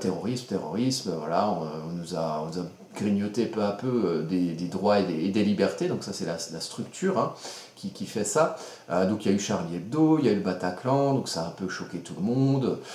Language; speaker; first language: French; native; French